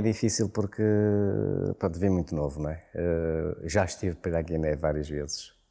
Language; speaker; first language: Portuguese; native; Portuguese